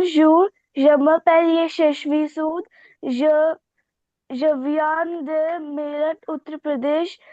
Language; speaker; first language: French; non-native, learner; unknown